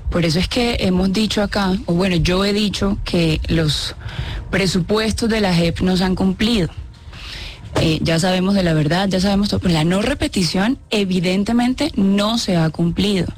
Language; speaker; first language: Spanish; native; Spanish